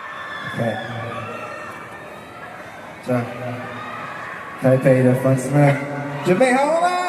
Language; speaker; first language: Chinese; non-native, learner; Korean